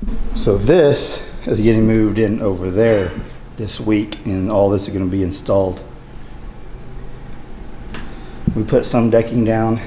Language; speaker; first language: English; native; English